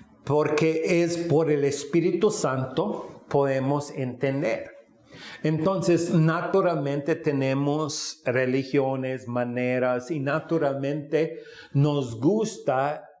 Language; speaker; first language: Spanish; non-native, fluent; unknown